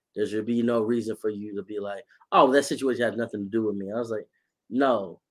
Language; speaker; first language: English; native; English